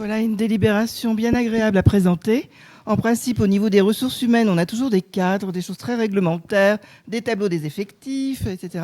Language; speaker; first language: French; native; French